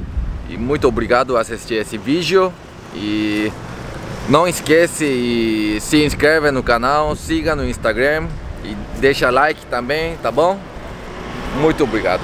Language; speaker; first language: Portuguese; non-native, learner; Korean